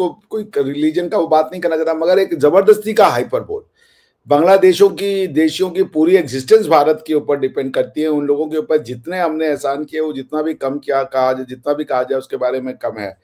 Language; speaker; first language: Hindi; native; Hindi